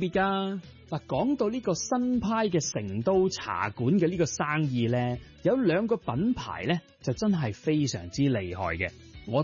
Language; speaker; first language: Cantonese; native; Cantonese